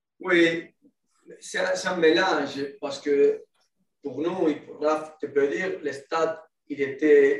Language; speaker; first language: French; non-native, learner; Spanish